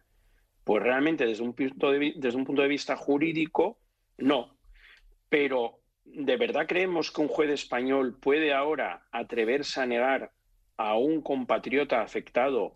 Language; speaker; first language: Spanish; native; Spanish